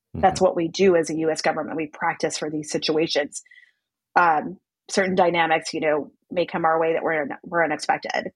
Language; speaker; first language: English; native; English